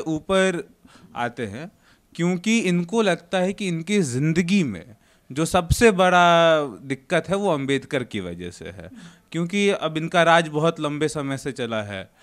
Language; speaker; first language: Hindi; native; Hindi